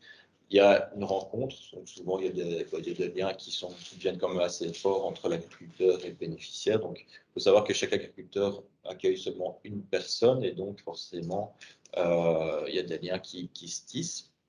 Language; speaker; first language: French; native; French